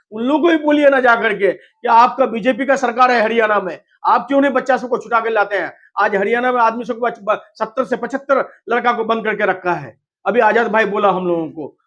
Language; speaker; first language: Hindi; non-native, local second language; Bangla